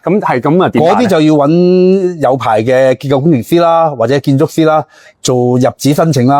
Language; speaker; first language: Cantonese; native; Cantonese